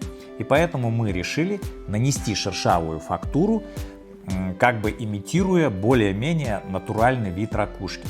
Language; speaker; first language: Russian; native; Russian